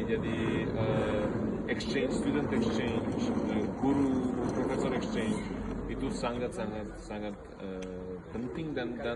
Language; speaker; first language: Indonesian; non-native, fluent; Bosnian